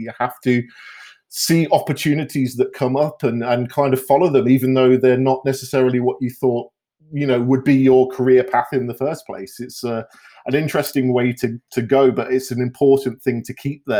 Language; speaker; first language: English; native; English